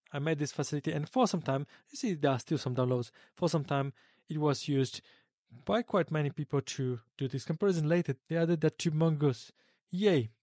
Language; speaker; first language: English; non-native, fluent; Polish